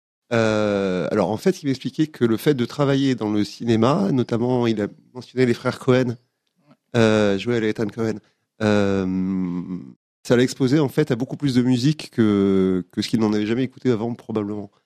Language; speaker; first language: French; native; French